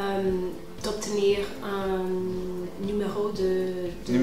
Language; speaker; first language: French; non-native, fluent; English